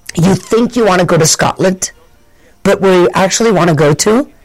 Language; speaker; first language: English; non-native, fluent; Spanish